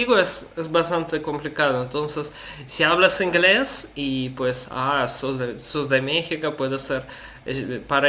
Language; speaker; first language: Spanish; non-native, learner; Russian